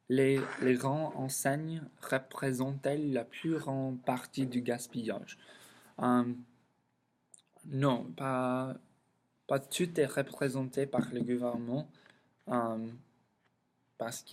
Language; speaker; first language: French; non-native, learner; English